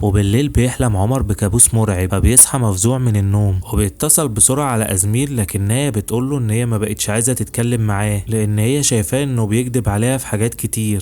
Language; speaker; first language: Arabic; native; Arabic